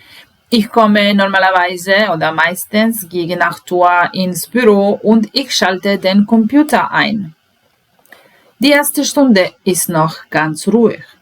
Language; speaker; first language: German; non-native, fluent; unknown